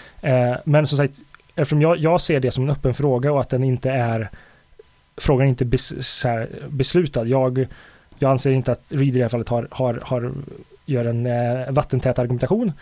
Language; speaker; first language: Swedish; native; Swedish